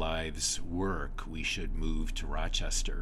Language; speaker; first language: English; native; English